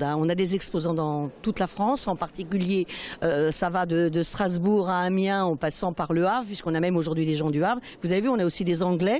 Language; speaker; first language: French; native; French